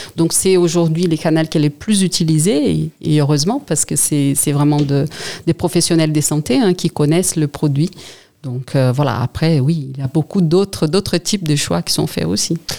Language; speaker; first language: French; non-native, fluent; Portuguese